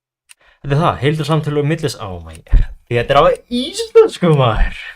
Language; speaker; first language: Icelandic; non-native, learner; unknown